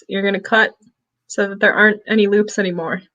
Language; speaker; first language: English; native; English